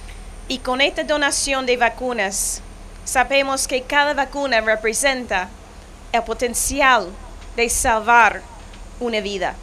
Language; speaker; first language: Spanish; non-native, fluent; English